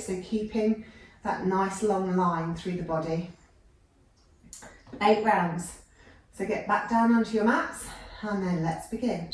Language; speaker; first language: English; native; English